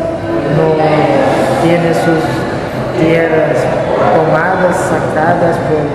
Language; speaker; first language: Spanish; non-native, learner; Portuguese